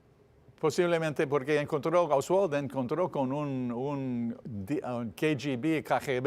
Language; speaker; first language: Spanish; non-native, fluent; English